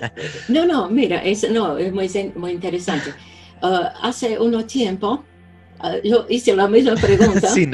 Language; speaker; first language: Spanish; non-native, fluent; Portuguese